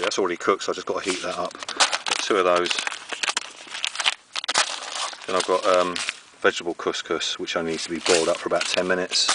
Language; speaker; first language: English; native; English